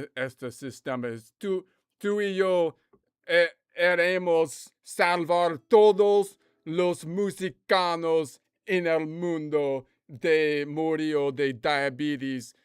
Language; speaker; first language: Spanish; non-native, learner; English